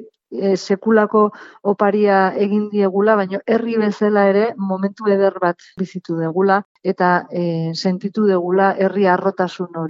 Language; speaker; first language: Basque; native; Basque